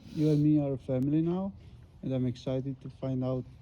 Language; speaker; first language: English; non-native, fluent; Italian